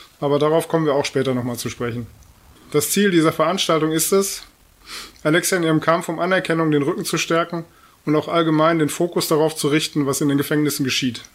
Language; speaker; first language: German; native; German